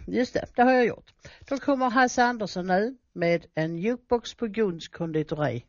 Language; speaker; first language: Swedish; native; Swedish